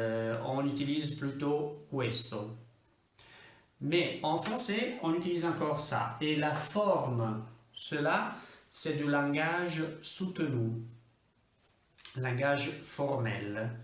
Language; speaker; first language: French; non-native, fluent; Italian